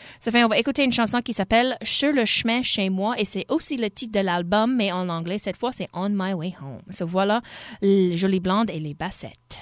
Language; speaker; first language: French; native; French